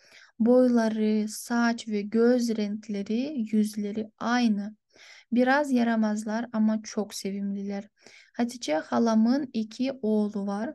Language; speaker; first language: Turkish; non-native, fluent; Kyrgyz